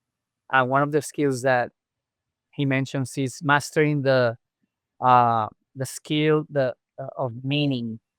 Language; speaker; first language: English; non-native, local second language; Spanish